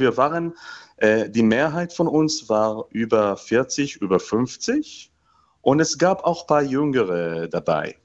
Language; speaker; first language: German; non-native, fluent; Hebrew